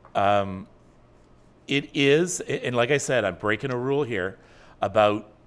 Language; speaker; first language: English; native; English